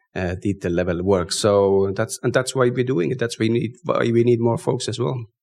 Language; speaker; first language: English; non-native, fluent; Estonian